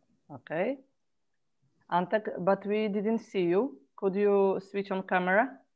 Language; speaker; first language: English; non-native, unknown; Polish